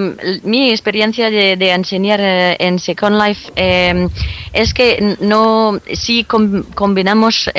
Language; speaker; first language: Spanish; non-native, fluent; French